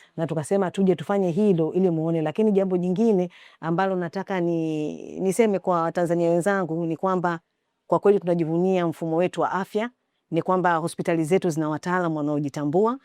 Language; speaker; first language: Swahili; native; Swahili